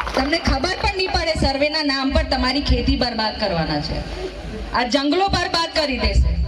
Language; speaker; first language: Gujarati; non-native, local second language; Vasavi